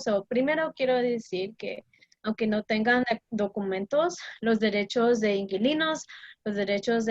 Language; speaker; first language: Spanish; non-native, fluent; English